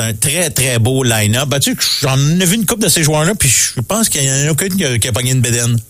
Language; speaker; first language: French; native; French